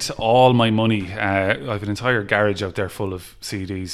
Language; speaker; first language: English; native; English